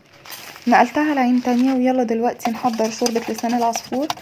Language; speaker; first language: Arabic; native; Arabic